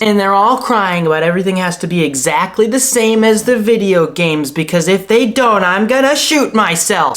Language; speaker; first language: English; native; English